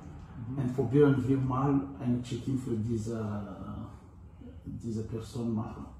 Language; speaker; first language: German; non-native, learner; Malagasy